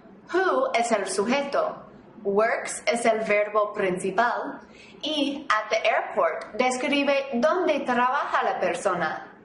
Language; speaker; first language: Spanish; non-native, fluent; English